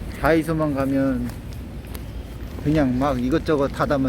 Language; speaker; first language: Korean; native; Korean